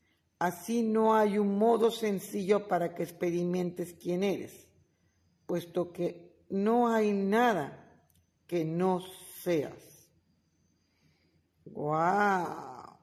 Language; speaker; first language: Spanish; native; Spanish